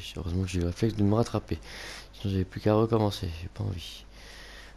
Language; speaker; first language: French; native; French